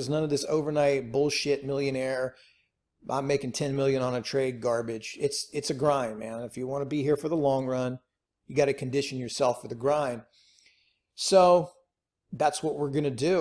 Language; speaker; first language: English; native; English